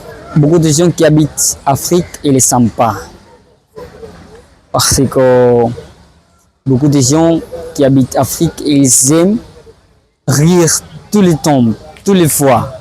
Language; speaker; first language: French; non-native, learner; Swahili